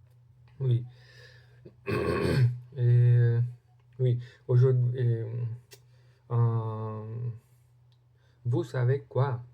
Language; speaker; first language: French; non-native, learner; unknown